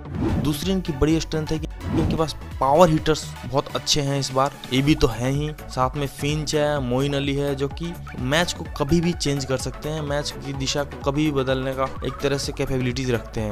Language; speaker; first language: Hindi; native; Hindi